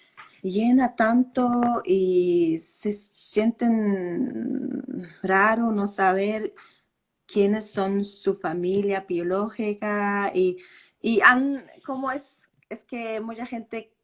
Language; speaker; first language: Spanish; non-native, fluent; Danish